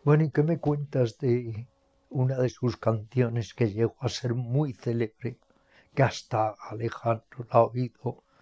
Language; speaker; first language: Spanish; native; Spanish